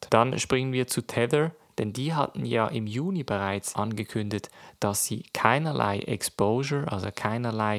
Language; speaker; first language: German; native; German